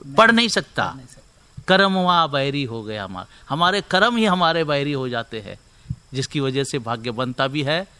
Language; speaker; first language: Hindi; non-native, local second language; Marathi